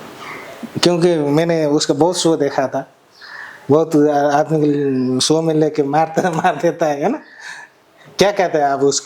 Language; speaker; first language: Hindi; non-native, learner; Nepali